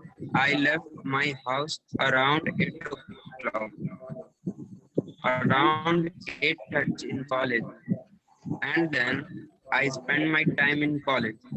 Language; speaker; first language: English; non-native, learner; Hindi